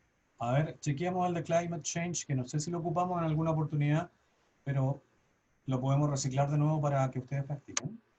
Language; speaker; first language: Spanish; native; Spanish